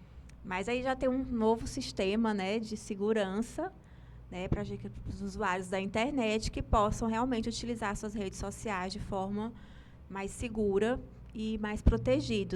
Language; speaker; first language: Portuguese; native; Portuguese